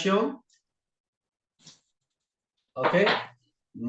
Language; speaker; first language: Spanish; non-native, learner; Korean